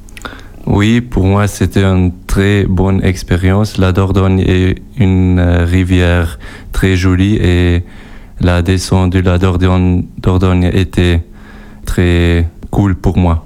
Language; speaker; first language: French; non-native, learner; German